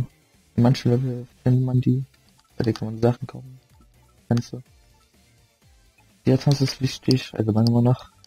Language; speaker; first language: German; native; German